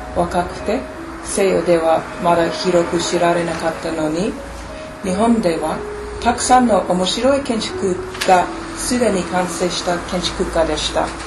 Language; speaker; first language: Japanese; non-native, fluent; English